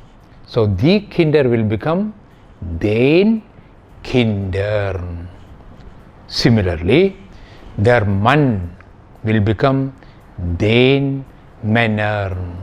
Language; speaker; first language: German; non-native, fluent; Malayalam